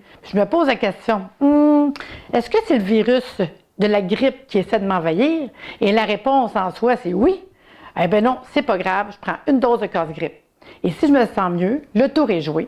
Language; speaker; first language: French; native; French